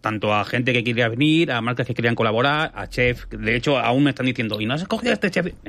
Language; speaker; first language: Spanish; native; Spanish